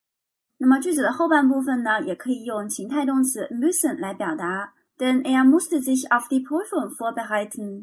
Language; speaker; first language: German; non-native, fluent; Chinese